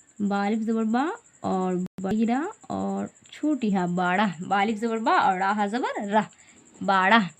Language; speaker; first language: Hindi; native; Hindi